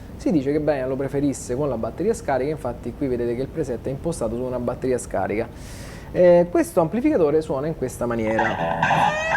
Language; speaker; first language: Italian; native; Italian